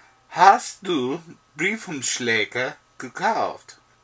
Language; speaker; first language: German; non-native, learner; English